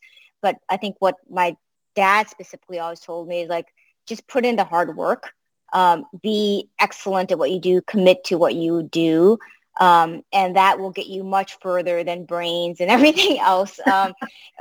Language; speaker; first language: English; early bilingual, other home language; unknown